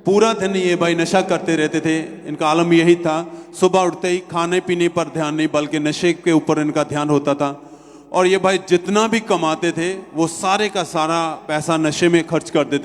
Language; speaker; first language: Hindi; native; Hindi